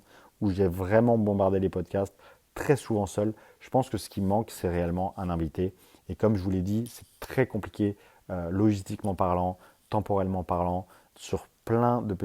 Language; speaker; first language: French; native; French